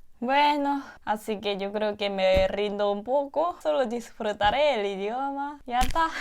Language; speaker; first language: Spanish; non-native, fluent; Korean